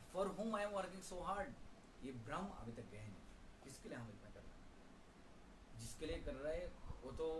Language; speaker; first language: Hindi; non-native, local second language; Bangla